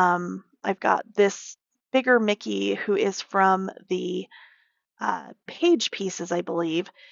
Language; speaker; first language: English; native; English